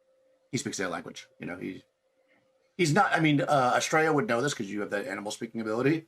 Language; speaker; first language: English; native; English